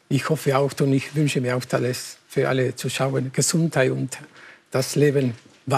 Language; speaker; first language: German; non-native, learner; Spanish